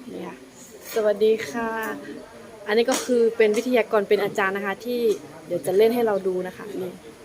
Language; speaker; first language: Thai; native; Thai